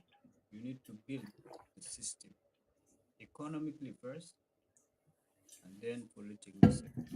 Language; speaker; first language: English; non-native, fluent; Arabic